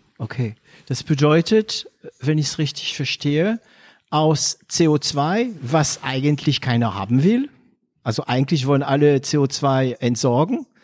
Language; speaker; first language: German; non-native, fluent; French